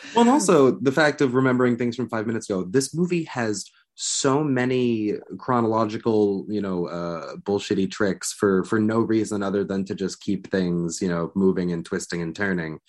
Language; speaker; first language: English; native; English